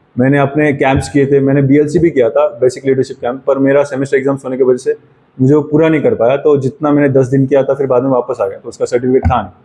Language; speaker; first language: Hindi; non-native, local second language; Marathi